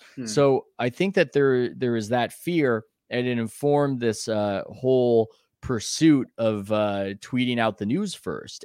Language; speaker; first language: English; native; English